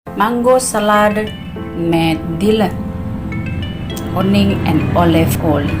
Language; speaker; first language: Dutch; non-native, learner; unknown